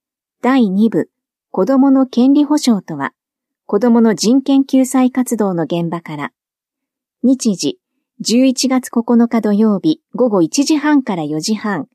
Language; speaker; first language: Japanese; native; Japanese